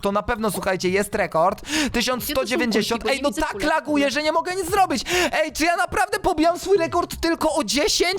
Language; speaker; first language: Polish; native; Polish